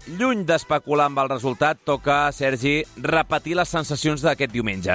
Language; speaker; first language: Catalan; native; Catalan